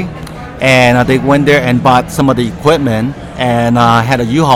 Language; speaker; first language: English; non-native, local second language; Cantonese